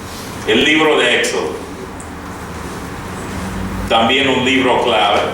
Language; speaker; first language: Spanish; non-native, fluent; English